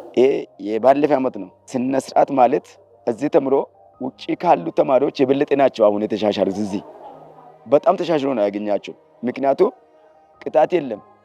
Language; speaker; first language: Amharic; native; Amharic